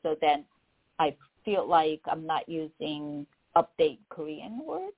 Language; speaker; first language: English; non-native, fluent; Korean